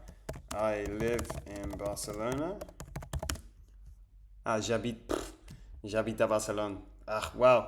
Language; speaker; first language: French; non-native, fluent; Spanish